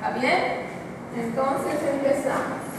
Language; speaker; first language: Spanish; non-native, learner; Portuguese